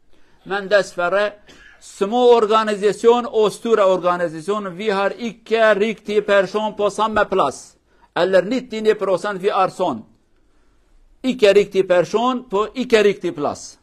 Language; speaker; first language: Norwegian; non-native, fluent; Kurdish